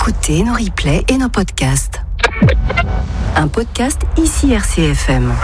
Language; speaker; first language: French; native; French